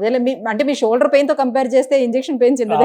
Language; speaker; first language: Telugu; native; Telugu